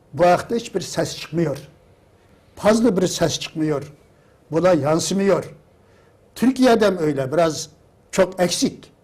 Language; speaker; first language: Turkish; non-native, fluent; Uyghur